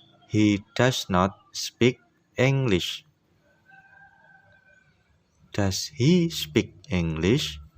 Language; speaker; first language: English; non-native, fluent; Indonesian